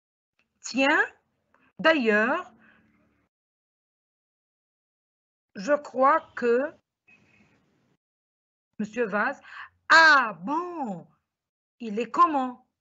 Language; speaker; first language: French; non-native, fluent; Arabic